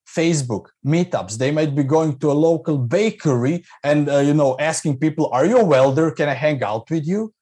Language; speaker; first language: English; non-native, fluent; Croatian